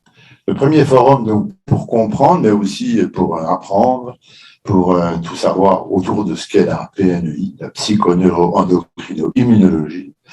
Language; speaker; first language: French; native; French